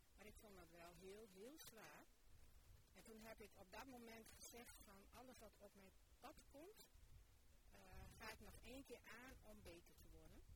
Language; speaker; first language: Dutch; native; Dutch